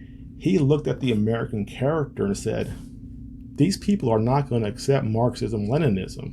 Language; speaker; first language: English; native; English